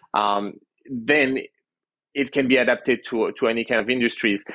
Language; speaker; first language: English; early bilingual, other home language; French